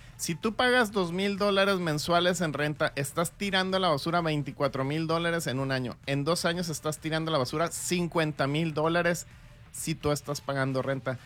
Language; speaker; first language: Spanish; native; Spanish